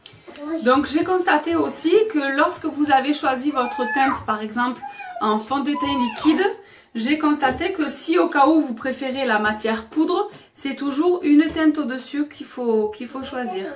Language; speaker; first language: French; native; French